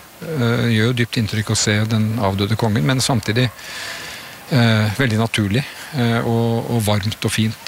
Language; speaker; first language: Norwegian; native; Norwegian